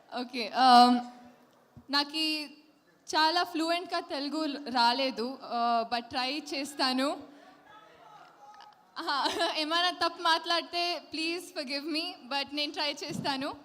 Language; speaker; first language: Telugu; non-native, learner; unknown